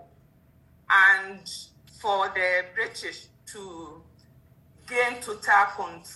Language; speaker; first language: English; non-native, local second language; Akan